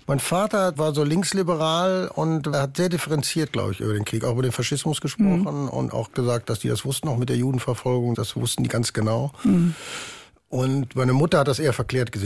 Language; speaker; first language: German; native; German